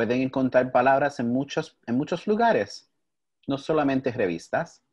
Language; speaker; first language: Spanish; early bilingual, heritage; English